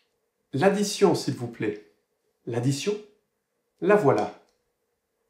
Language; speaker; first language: French; native; French